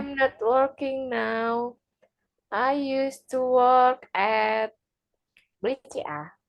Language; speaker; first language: English; non-native, learner; Indonesian